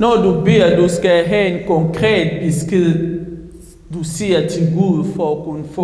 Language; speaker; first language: Swedish; non-native, learner; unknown